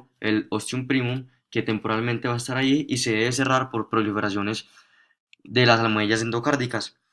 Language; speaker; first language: Spanish; native; Spanish